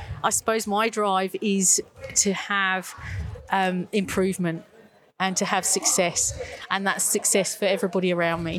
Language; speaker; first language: English; native; English